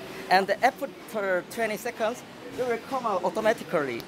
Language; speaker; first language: English; non-native, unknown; Korean